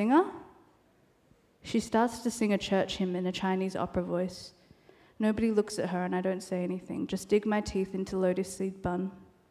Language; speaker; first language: English; non-native, local second language; Cantonese